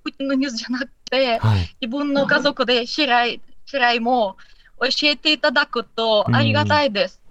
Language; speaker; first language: Japanese; non-native, learner; Ukrainian